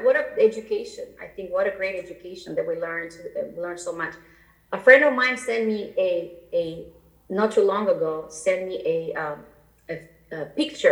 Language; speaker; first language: English; non-native, fluent; Albanian